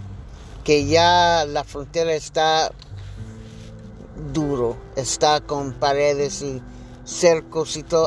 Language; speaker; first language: Spanish; early bilingual, heritage; English